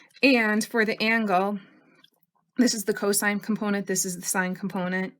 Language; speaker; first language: English; native; English